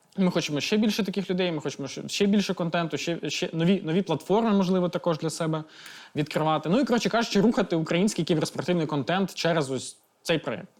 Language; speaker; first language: Ukrainian; non-native, local second language; Russian